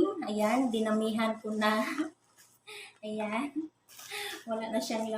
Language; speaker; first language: Filipino; native; Filipino